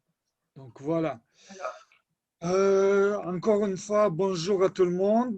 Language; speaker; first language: French; non-native, fluent; Lithuanian